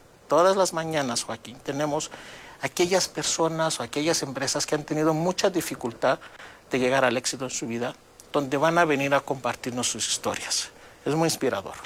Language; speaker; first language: Spanish; non-native, fluent; Greek